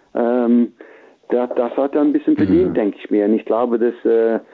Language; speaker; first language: German; non-native, fluent; English